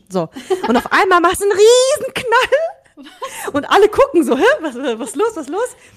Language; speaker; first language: German; early bilingual, other home language; Russian